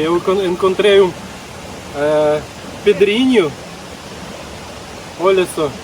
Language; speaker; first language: Portuguese; non-native, learner; Russian